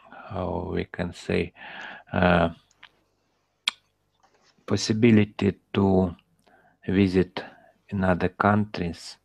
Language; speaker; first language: English; non-native, learner; Russian